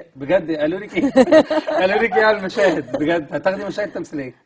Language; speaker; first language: Egyptian Arabic; native; Egyptian Arabic